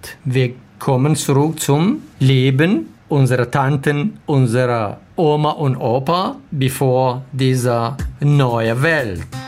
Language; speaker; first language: German; non-native, learner; Arabic